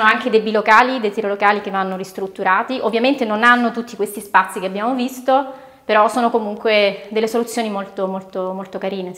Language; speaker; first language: Italian; native; Italian